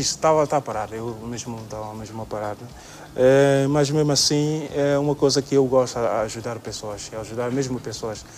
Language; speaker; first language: Portuguese; non-native, learner; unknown